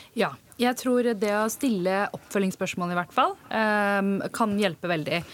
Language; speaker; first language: Norwegian; early bilingual, other home language; Tamil